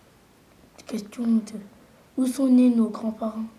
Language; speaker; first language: French; early bilingual, other home language; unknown